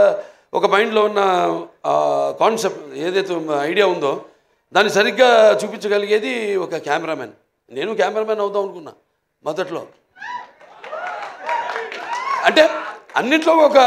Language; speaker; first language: Telugu; native; Telugu